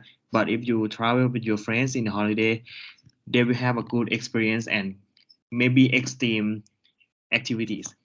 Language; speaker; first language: English; non-native, learner; Thai